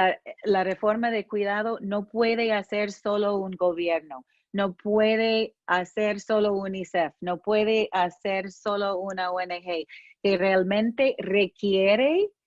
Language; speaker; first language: Spanish; non-native, fluent; English